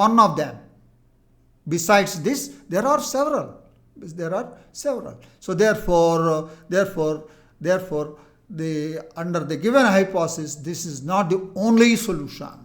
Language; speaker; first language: English; non-native, local second language; Telugu